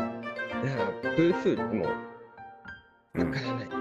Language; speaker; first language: Japanese; non-native, learner; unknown